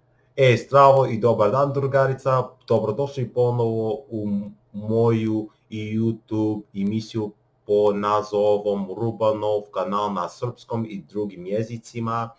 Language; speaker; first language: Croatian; non-native, learner; English